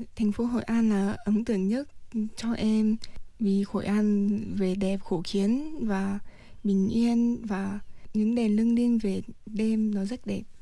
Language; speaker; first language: Vietnamese; early bilingual, heritage; Vietnamese